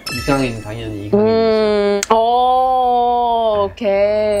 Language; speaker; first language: Korean; non-native, fluent; French